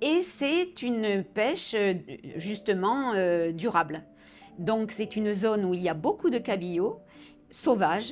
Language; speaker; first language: French; native; French